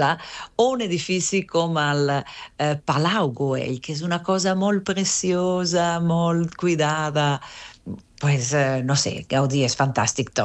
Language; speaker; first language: Catalan; non-native, fluent; Italian